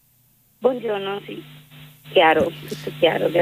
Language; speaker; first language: Italian; non-native, learner; Bangla